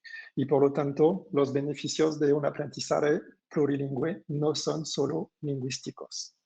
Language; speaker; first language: Spanish; non-native, fluent; French